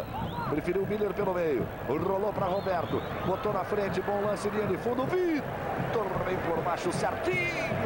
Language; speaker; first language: Portuguese; native; Portuguese